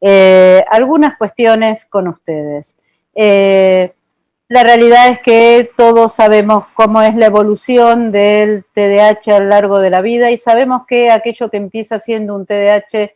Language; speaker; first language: Spanish; native; Spanish